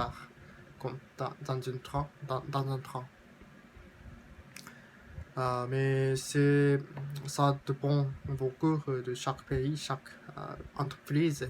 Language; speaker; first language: French; non-native, learner; Japanese